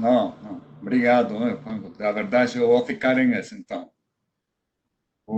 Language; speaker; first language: Portuguese; non-native, fluent; Spanish